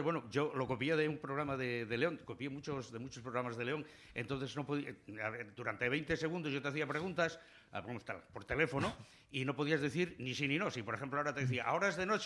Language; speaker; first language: Spanish; native; Spanish